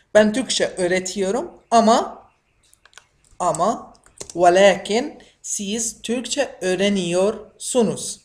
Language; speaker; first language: Turkish; non-native, fluent; Arabic